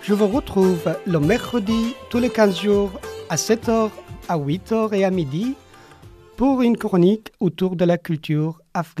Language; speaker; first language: French; non-native, fluent; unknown